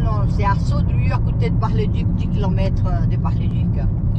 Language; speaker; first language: French; non-native, fluent; Portuguese